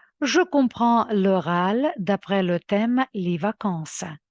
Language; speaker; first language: French; non-native, fluent; Ukrainian